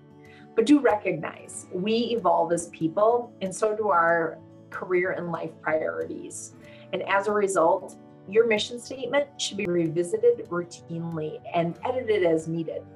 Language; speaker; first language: English; native; English